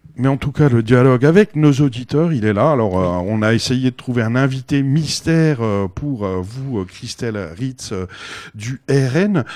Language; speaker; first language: French; native; French